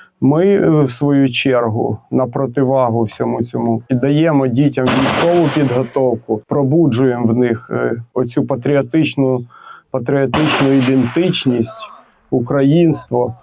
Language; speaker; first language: Ukrainian; native; Ukrainian